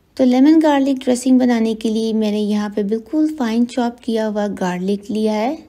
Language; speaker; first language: Hindi; native; Hindi